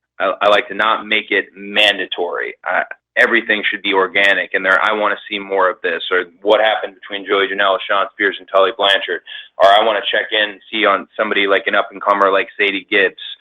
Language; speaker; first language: English; native; English